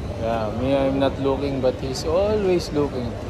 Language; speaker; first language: English; non-native, local second language; Filipino